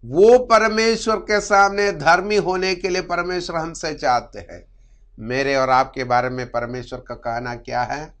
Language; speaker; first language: Hindi; non-native, local second language; Malayalam